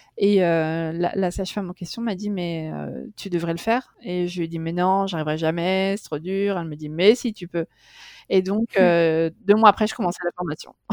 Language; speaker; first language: French; native; French